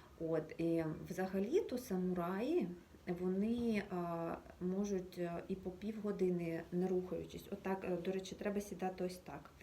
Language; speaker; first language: Ukrainian; native; Ukrainian